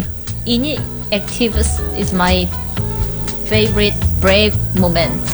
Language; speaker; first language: English; non-native, learner; Korean